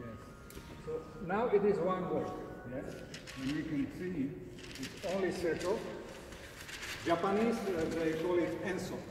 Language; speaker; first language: English; non-native, learner; Slovak